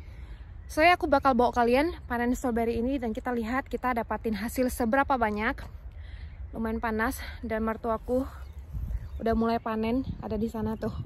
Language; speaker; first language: Indonesian; native; Indonesian